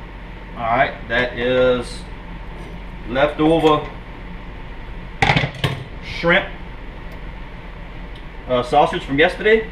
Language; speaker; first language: English; native; English